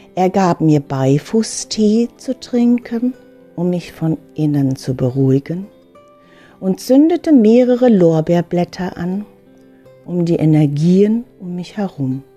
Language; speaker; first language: German; early bilingual, other home language; Filipino